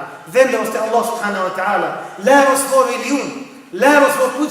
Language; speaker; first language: Swedish; non-native, fluent; Arabic